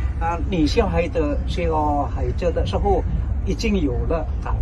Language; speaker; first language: Chinese; non-native, learner; Indonesian